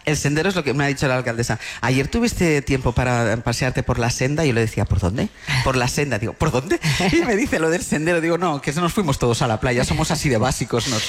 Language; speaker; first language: Spanish; native; Spanish